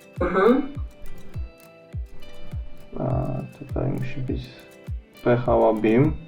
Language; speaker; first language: Polish; non-native, learner; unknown